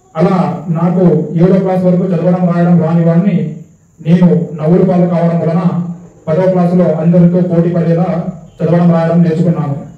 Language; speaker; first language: Telugu; non-native, local second language; Urdu